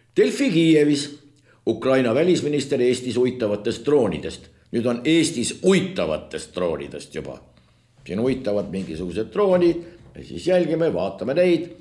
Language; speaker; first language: Estonian; native; Estonian